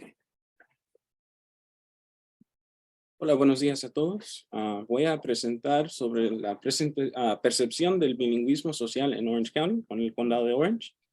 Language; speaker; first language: Spanish; early bilingual, heritage; Spanish